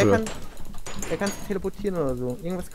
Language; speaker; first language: German; native; German